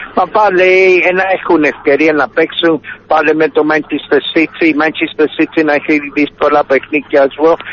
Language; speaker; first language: Greek; early bilingual, heritage; Greek